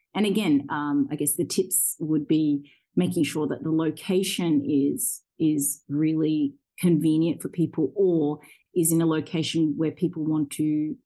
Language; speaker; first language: English; early bilingual, other home language; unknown